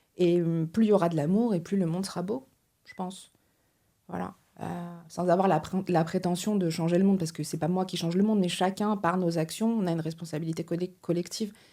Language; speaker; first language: French; early bilingual, other home language; Portuguese